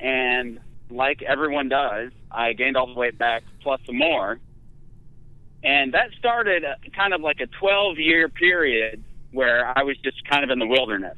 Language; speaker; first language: English; native; English